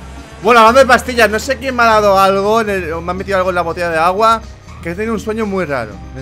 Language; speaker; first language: Spanish; native; Spanish